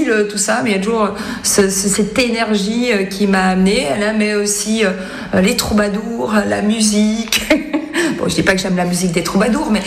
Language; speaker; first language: French; native; French